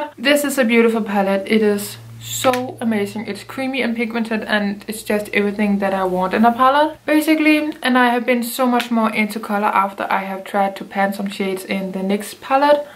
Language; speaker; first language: English; non-native, fluent; Danish